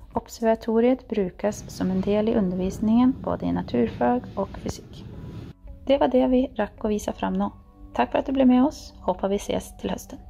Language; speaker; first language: Norwegian; native; Norwegian